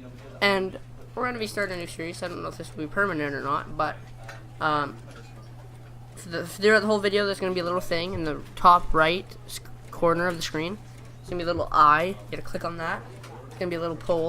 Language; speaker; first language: English; native; English